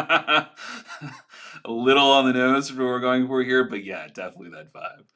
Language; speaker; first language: English; native; English